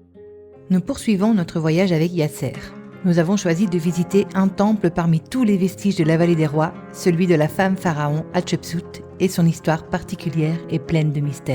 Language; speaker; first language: French; native; French